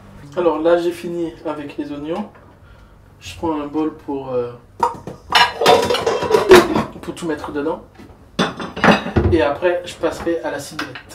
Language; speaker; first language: French; native; French